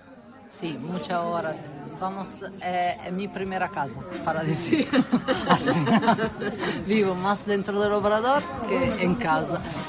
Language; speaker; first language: Spanish; non-native, fluent; Italian